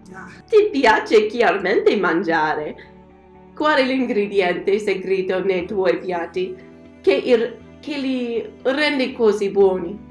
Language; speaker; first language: Italian; non-native, learner; English